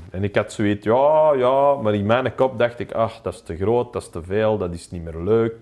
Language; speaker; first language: Dutch; non-native, local second language; English